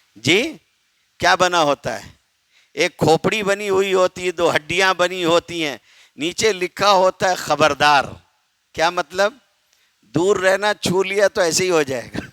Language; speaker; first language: Urdu; native; Urdu